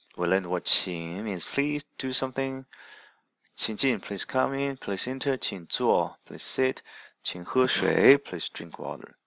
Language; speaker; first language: English; non-native, fluent; Chinese